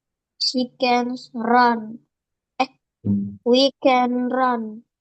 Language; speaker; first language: English; non-native, learner; Indonesian